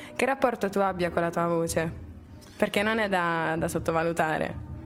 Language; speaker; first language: Italian; native; Italian